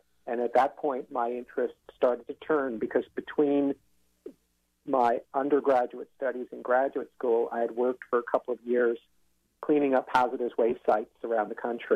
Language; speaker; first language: English; native; English